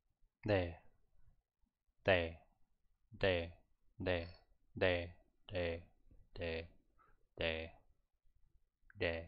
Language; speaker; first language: Korean; non-native, learner; German